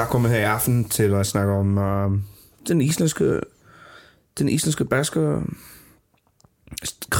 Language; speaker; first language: Danish; non-native, learner; Icelandic